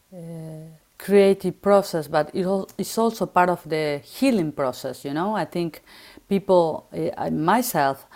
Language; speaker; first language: English; non-native, learner; Spanish